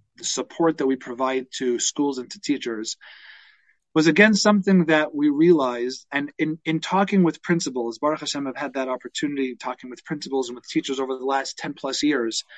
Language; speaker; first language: English; native; English